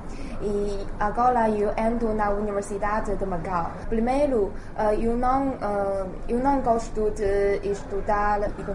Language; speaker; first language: Portuguese; non-native, learner; Chinese